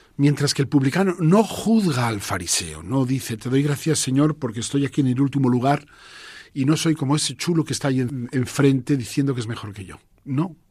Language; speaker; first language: Spanish; native; Spanish